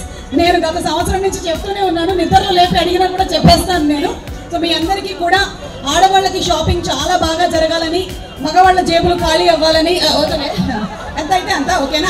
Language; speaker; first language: Telugu; native; Telugu